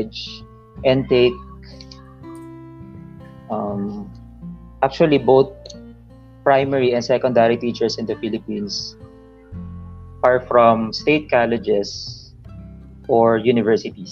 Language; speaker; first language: English; non-native, local second language; Filipino